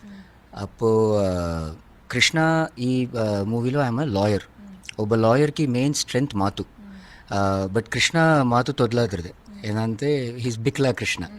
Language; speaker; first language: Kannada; non-native, learner; Malayalam